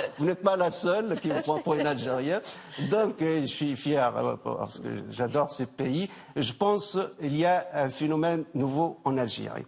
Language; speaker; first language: French; non-native, local second language; Arabic